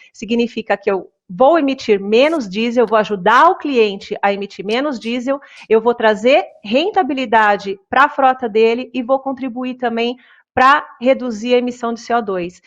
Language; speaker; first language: Portuguese; native; Portuguese